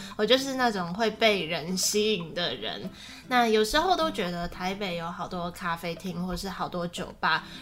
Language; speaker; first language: Chinese; native; Chinese